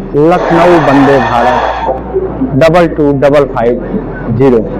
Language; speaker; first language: Hindi; native; Hindi